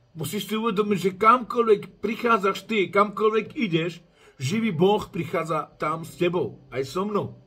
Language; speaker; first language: Slovak; non-native, local second language; Romany